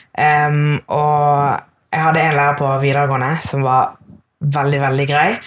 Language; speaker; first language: Norwegian; early bilingual, other home language; Tamil